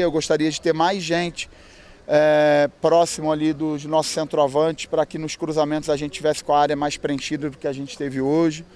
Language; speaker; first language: Portuguese; native; Portuguese